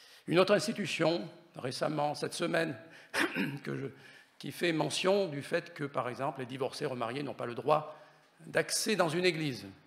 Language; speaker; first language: French; native; French